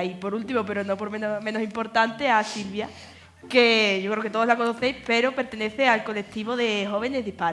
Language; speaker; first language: Spanish; native; Spanish